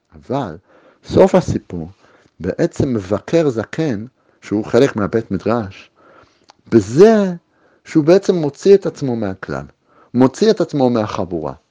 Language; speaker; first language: Hebrew; native; Hebrew